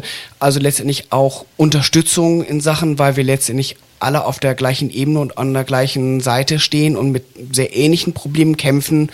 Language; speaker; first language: German; native; German